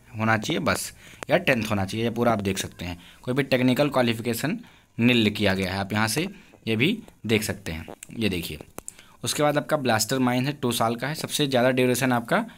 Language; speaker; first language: Hindi; native; Hindi